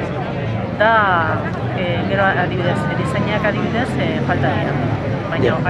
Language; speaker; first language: Basque; non-native, local second language; Spanish